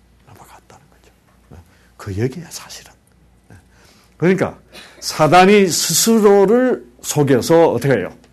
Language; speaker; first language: Korean; native; Korean